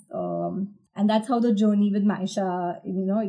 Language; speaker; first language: English; non-native, local second language; Gujarati